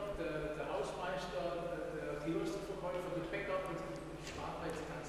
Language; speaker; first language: German; native; German